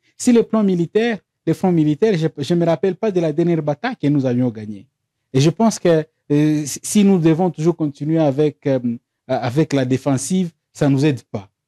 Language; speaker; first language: French; non-native, local second language; Swahili